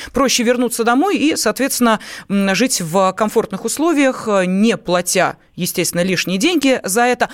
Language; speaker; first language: Russian; native; Russian